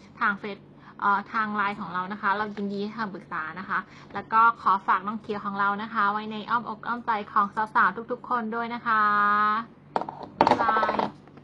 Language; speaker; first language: Thai; native; Thai